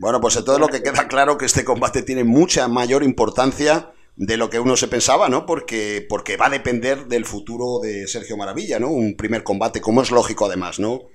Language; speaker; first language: Spanish; native; Spanish